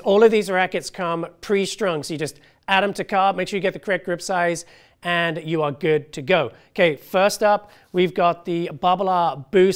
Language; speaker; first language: English; native; English